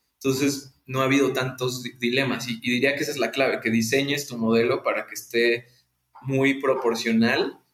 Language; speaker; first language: Spanish; native; Spanish